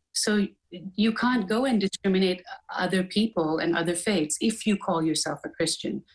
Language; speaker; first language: English; native; English